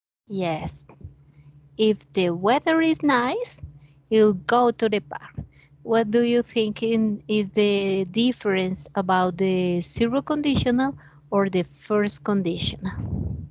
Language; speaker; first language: English; non-native, learner; Spanish